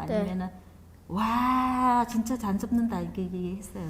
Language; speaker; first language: Korean; non-native, learner; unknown